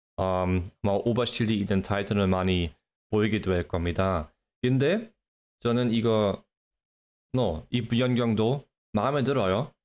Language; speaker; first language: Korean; non-native, fluent; English